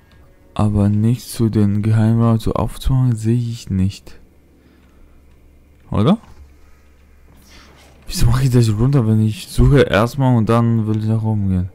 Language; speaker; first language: German; non-native, fluent; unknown